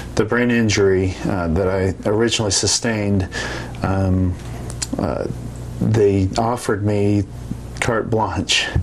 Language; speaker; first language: English; native; English